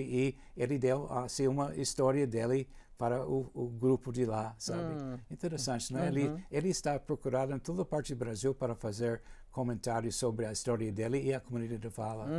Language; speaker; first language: Portuguese; non-native, fluent; English